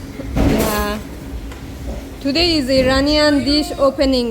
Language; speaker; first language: English; non-native, learner; Persian